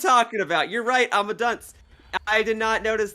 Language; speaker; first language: English; native; English